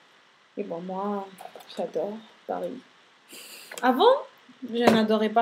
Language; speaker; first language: French; non-native, fluent; Spanish